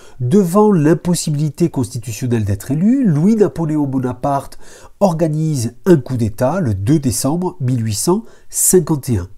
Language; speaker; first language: French; native; French